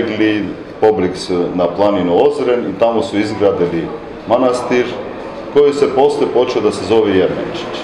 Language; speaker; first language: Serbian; non-native, fluent; Armenian